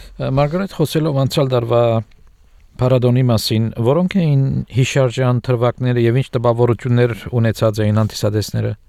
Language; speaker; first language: Armenian; early bilingual, heritage; Armenian